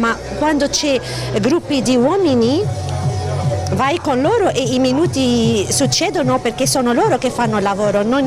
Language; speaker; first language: Italian; non-native, fluent; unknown